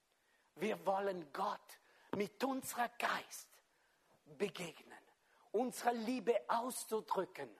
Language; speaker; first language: German; non-native, fluent; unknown